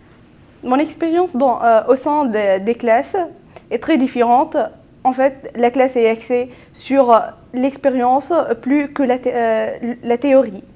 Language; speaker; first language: French; non-native, local second language; Arabic